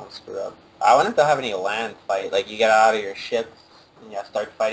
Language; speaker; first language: English; native; English